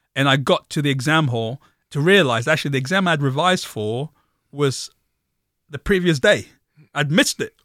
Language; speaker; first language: English; non-native, local second language; Yoruba